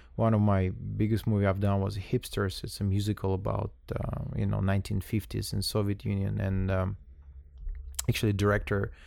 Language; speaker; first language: English; non-native, fluent; Russian